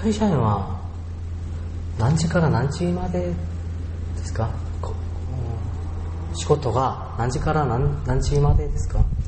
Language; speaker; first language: Japanese; non-native, learner; Korean